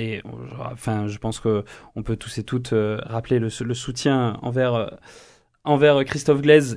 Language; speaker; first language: French; native; French